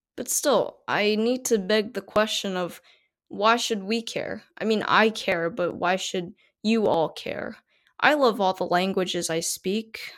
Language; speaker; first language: English; non-native, fluent; Korean